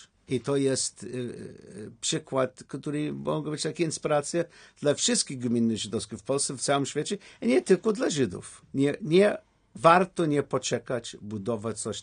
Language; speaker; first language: Polish; non-native, learner; English